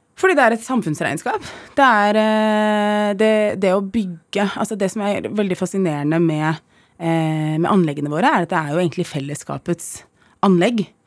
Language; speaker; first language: Norwegian; early bilingual, other home language; Arabic